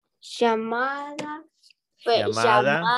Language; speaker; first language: Spanish; non-native, learner; English